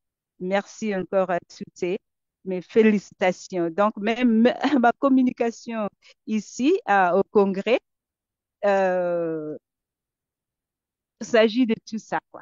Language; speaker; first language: French; non-native, fluent; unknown